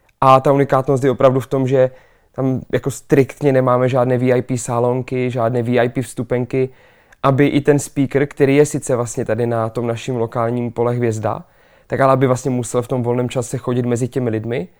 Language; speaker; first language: Czech; native; Czech